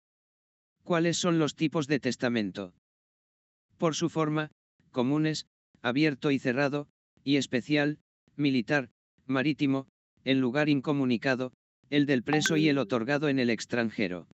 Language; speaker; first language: Spanish; native; Spanish